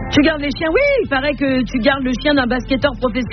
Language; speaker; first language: French; native; French